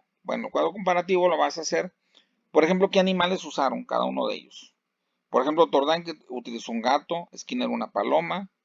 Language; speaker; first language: Spanish; native; Spanish